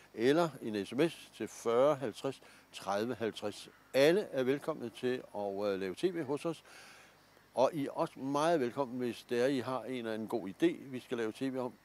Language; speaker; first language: Danish; native; Danish